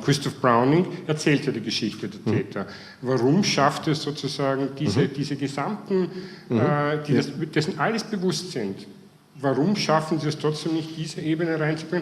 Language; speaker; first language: German; native; German